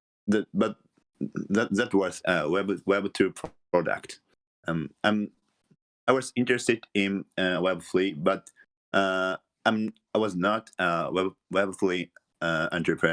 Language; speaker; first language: English; non-native, learner; Japanese